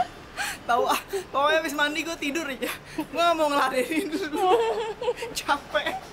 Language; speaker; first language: Indonesian; native; Indonesian